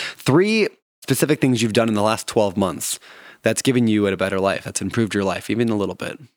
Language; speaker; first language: English; native; English